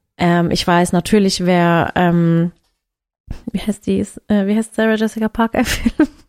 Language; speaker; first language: German; early bilingual, other home language; Turkish